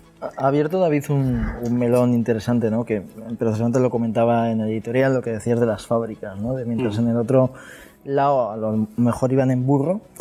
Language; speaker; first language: Spanish; native; Spanish